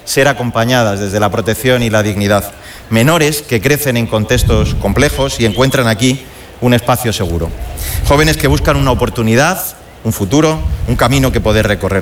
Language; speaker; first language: Spanish; native; Spanish